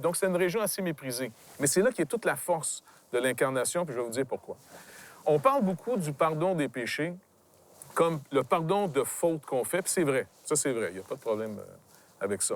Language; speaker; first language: French; native; French